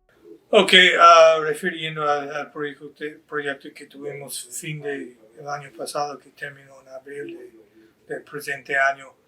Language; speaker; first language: Spanish; non-native, fluent; English